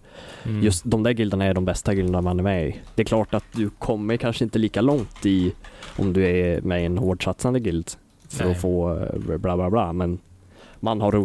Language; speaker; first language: Swedish; native; Swedish